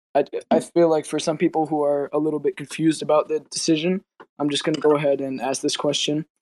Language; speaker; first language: English; native; English